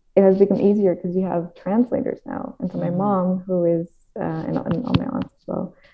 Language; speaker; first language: English; non-native, fluent; Dutch